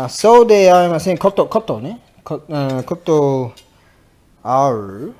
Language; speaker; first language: Japanese; non-native, learner; English